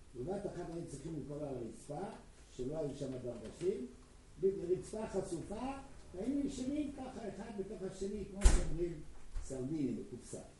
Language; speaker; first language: Hebrew; non-native, fluent; Czech